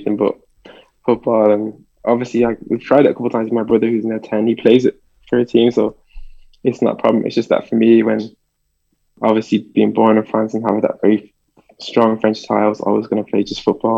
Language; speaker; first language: English; early bilingual, other home language; French